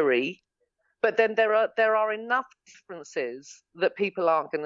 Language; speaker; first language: English; native; English